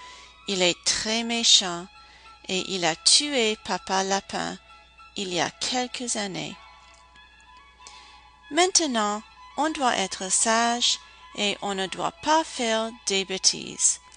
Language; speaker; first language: French; non-native, fluent; English